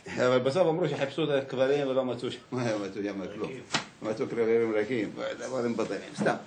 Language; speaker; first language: Hebrew; early bilingual, other home language; Arabic